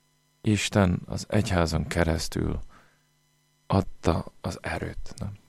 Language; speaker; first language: Hungarian; non-native, fluent; English